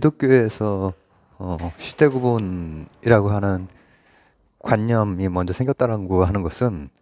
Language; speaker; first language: Korean; native; Korean